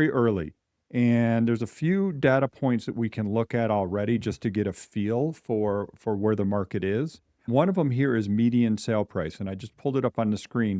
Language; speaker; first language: English; native; English